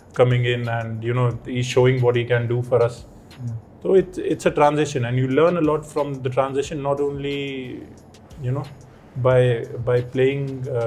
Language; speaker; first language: English; non-native, local second language; Punjabi